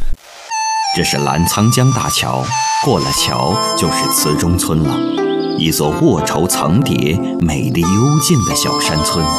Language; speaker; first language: Chinese; native; Chinese